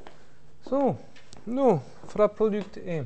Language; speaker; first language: Norwegian; non-native, fluent; French